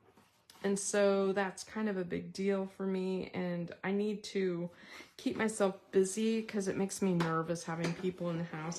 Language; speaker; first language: English; native; English